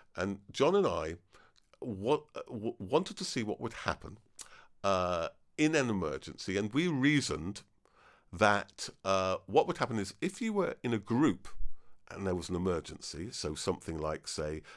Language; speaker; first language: English; native; English